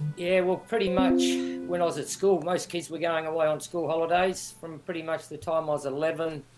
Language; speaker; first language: English; native; English